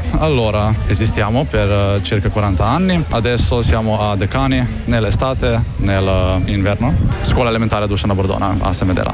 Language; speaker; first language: Italian; non-native, local second language; Slovenian